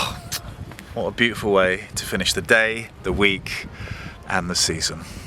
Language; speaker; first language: English; native; English